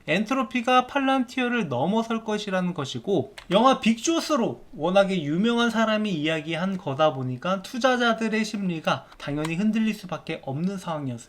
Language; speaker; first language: Korean; native; Korean